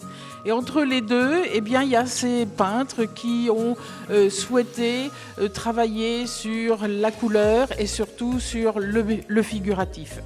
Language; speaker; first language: French; native; French